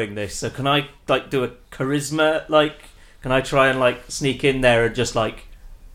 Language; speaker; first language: English; native; English